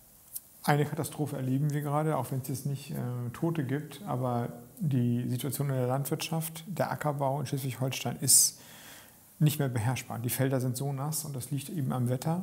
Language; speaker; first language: German; native; German